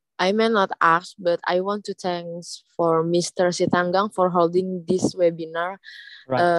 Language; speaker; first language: English; non-native, learner; Indonesian